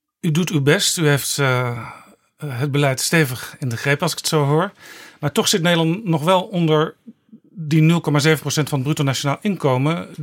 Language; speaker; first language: Dutch; native; Dutch